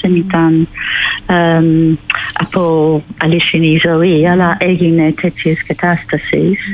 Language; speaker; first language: Greek; non-native, fluent; English